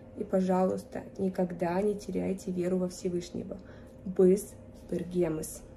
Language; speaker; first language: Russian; native; Russian